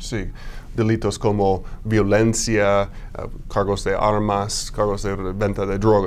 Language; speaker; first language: Spanish; non-native, fluent; English